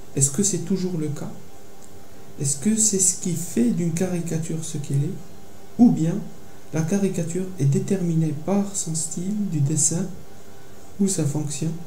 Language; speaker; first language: French; non-native, local second language; Arabic